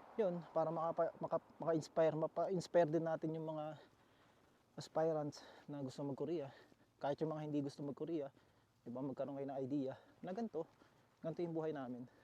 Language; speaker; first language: Filipino; native; Filipino